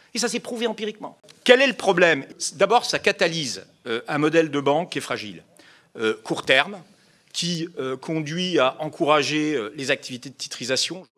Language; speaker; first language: French; native; French